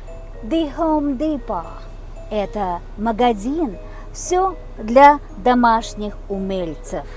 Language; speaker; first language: Russian; non-native, local second language; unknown